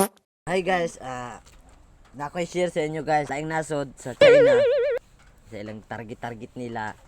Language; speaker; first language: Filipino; non-native, local second language; Cebuano